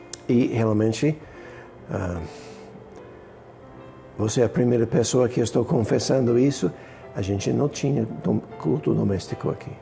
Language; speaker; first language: Portuguese; non-native, fluent; English